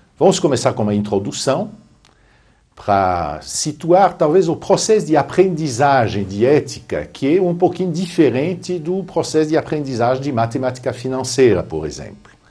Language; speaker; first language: Portuguese; non-native, fluent; French